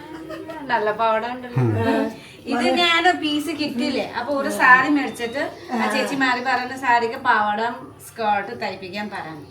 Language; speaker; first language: Malayalam; non-native, learner; Nepali